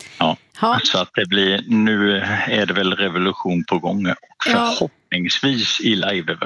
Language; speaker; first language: Swedish; native; Swedish